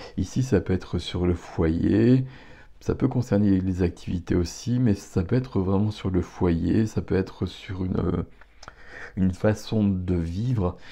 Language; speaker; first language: French; native; French